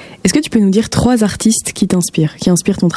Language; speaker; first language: French; native; French